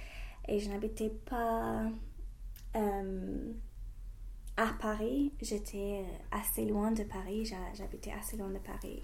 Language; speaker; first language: French; non-native, fluent; English